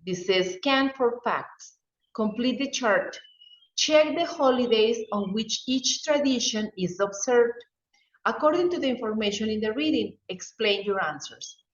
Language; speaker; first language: English; non-native, fluent; Spanish